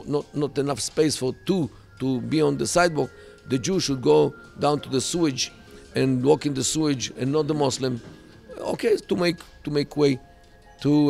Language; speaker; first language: English; non-native, fluent; Hebrew